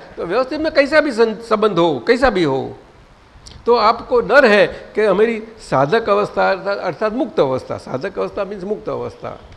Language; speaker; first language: Hindi; non-native, local second language; Gujarati